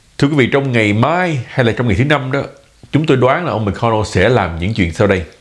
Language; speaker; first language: Vietnamese; early bilingual, heritage; Vietnamese